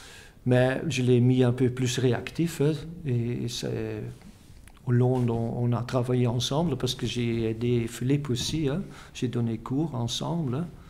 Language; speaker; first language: French; non-native, fluent; Dutch